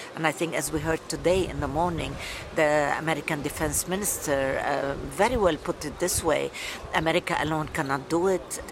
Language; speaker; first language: English; non-native, fluent; Arabic